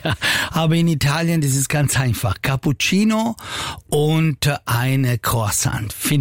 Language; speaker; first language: German; non-native, learner; Italian